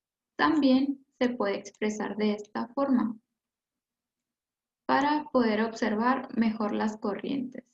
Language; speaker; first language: Spanish; native; Spanish